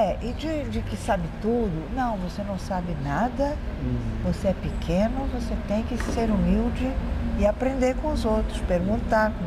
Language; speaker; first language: Portuguese; early bilingual, other home language; Italian